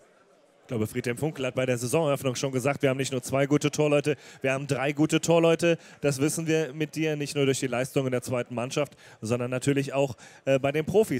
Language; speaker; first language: German; native; German